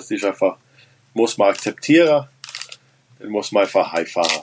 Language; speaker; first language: German; non-native, local second language; Romansh